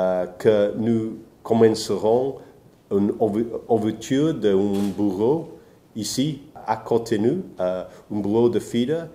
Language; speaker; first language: French; non-native, fluent; English